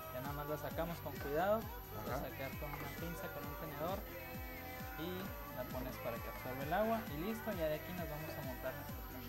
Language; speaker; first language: Spanish; native; Spanish